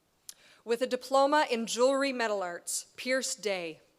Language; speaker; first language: English; native; English